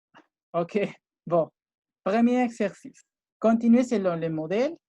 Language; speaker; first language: French; non-native, fluent; Spanish